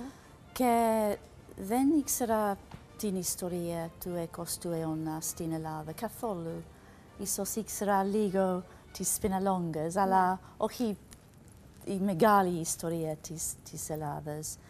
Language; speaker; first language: Greek; non-native, learner; English